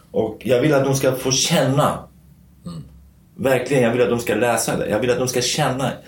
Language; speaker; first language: Swedish; non-native, fluent; Kurdish